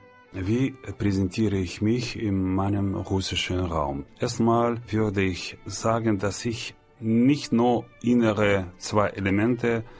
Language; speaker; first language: German; non-native, learner; Russian